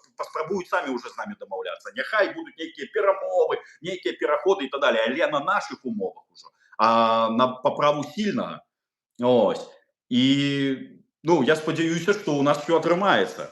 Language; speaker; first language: Belarusian; non-native, local second language; Russian